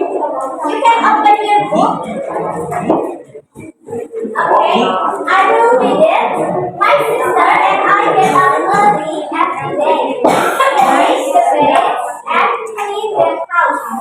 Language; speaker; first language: English; non-native, fluent; Indonesian